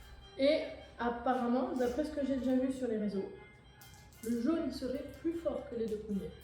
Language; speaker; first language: French; native; French